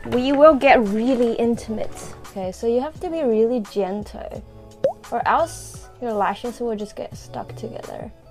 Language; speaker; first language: English; non-native, fluent; Chinese